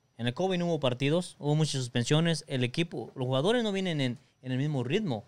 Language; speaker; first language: Spanish; early bilingual, other home language; English